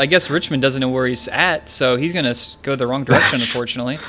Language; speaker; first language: English; native; English